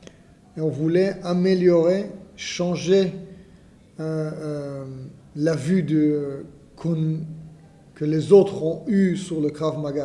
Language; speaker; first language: French; non-native, fluent; Hebrew